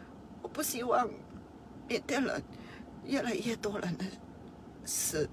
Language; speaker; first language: Chinese; non-native, fluent; Burmese